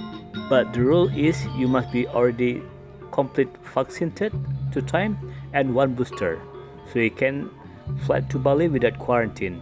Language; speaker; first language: English; non-native, local second language; Indonesian